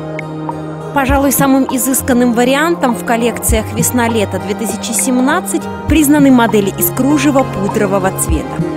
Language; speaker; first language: Russian; native; Russian